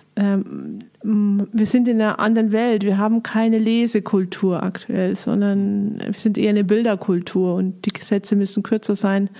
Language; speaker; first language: German; native; German